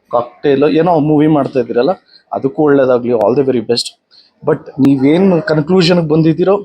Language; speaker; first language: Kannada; native; Kannada